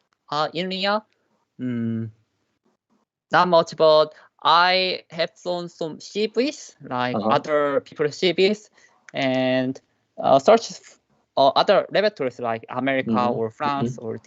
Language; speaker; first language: English; non-native, learner; Korean